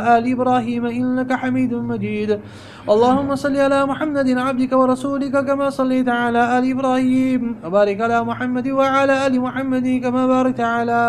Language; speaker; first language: Arabic; non-native, fluent; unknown